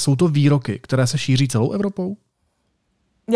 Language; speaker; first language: Czech; native; Czech